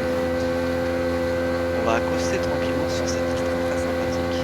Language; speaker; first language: French; native; French